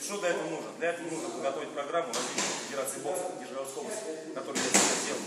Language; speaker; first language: Russian; native; Russian